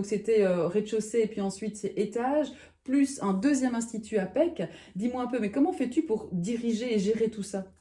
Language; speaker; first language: French; native; French